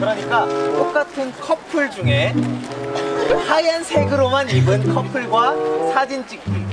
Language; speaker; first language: Korean; native; Korean